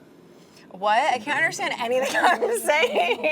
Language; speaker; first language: English; native; English